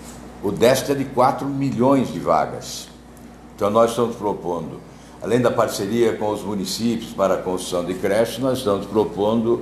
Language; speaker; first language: Portuguese; native; Portuguese